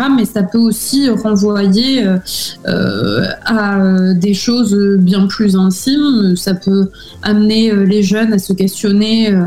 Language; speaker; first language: French; native; French